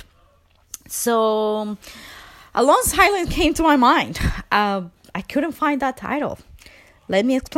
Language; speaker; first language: English; non-native, fluent; Spanish